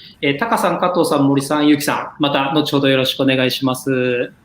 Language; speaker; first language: Japanese; native; Japanese